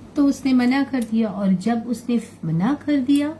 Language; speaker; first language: Hindi; non-native, local second language; Bangla